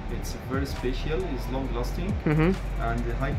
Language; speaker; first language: English; non-native, learner; Arabic